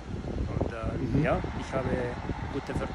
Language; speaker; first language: German; non-native, learner; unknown